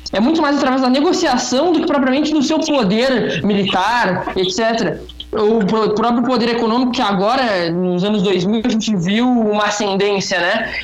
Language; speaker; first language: Portuguese; native; Portuguese